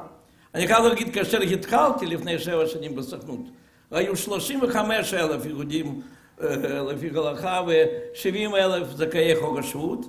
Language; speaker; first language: Hebrew; non-native, fluent; Russian